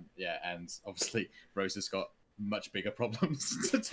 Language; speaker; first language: English; native; English